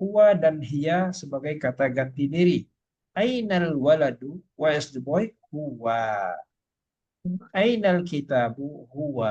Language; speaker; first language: Malay; native; Malay